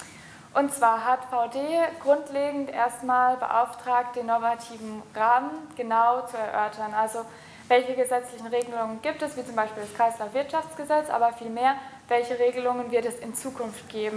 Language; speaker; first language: German; native; German